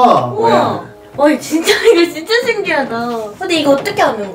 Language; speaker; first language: Korean; non-native, fluent; Japanese